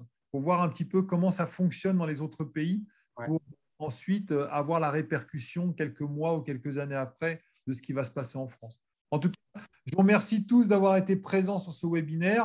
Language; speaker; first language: French; native; French